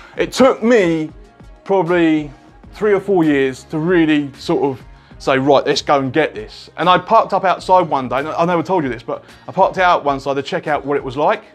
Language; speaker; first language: English; native; English